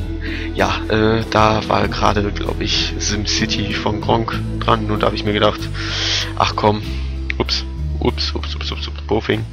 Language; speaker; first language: German; native; German